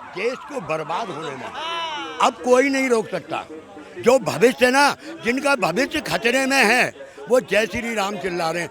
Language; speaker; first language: Hindi; native; Hindi